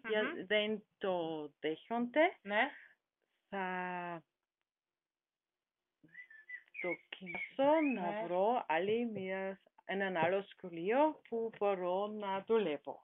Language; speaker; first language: Greek; non-native, learner; German